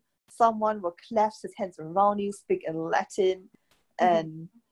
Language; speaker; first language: English; native; English